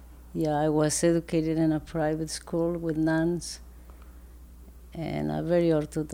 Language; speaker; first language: English; non-native, fluent; Spanish